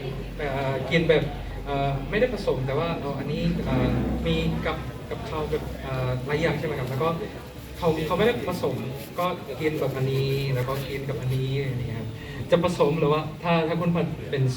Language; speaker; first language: Thai; non-native, fluent; Indonesian